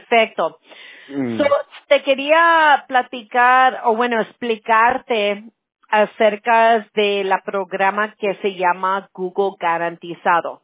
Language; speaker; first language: Spanish; early bilingual, heritage; Spanish